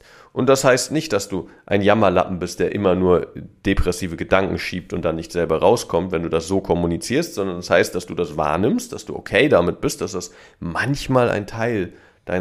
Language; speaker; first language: German; native; German